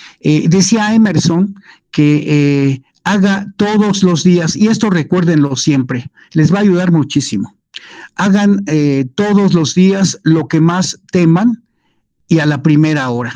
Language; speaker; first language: Spanish; native; Spanish